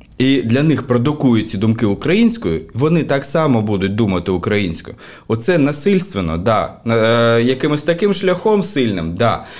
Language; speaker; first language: Ukrainian; non-native, local second language; Russian